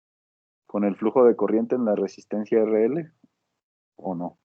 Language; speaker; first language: Spanish; native; Spanish